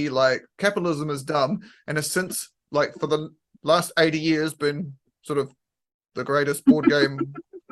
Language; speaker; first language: English; native; English